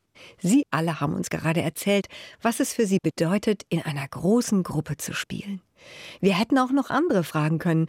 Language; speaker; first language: German; native; German